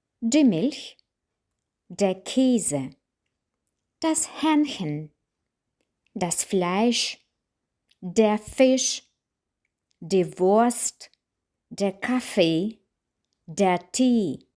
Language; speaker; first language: German; non-native, fluent; Ukrainian